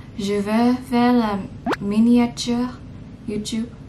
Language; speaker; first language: French; non-native, learner; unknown